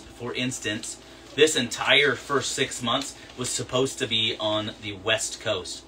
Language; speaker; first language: English; native; English